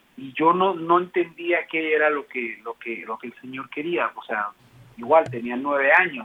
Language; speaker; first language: Spanish; early bilingual, heritage; Spanish